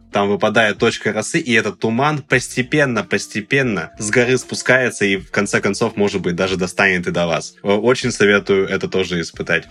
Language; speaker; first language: Russian; native; Russian